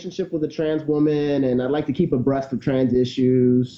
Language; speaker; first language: English; native; English